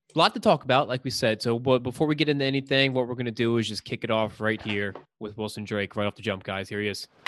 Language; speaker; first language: English; native; English